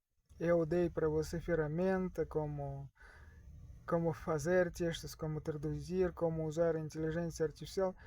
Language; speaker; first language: Portuguese; non-native, learner; Russian